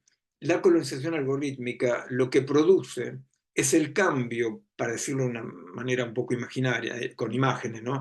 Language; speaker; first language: Spanish; native; Spanish